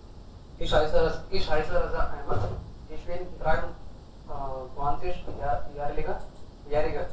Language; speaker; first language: German; non-native, learner; Hindi